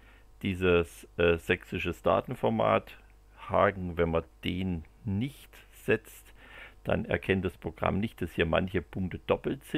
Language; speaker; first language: German; native; German